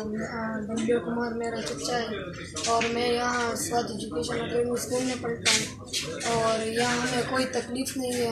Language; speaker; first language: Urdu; non-native, local second language; Pashto